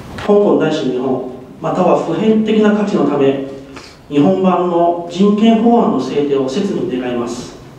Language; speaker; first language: Japanese; non-native, fluent; Cantonese